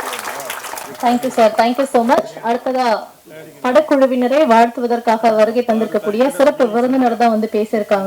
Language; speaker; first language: Tamil; native; Tamil